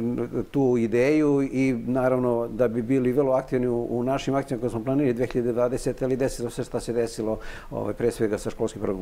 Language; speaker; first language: Serbian; native; Serbian